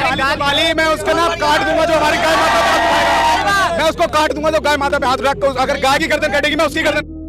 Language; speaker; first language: Hindi; native; Hindi